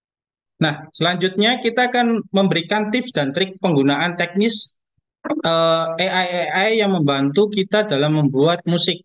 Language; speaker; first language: Indonesian; native; Indonesian